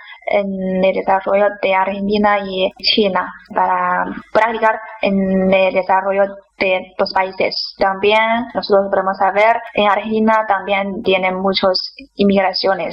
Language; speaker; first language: Spanish; non-native, fluent; Chinese